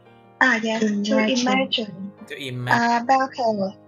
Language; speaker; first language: English; non-native, learner; Vietnamese